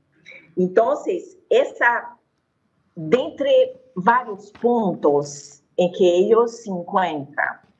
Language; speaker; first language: Spanish; non-native, fluent; Portuguese